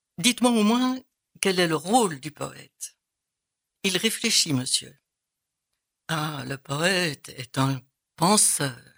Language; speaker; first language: French; native; French